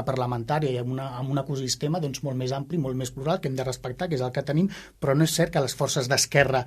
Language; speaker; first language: Catalan; native; Catalan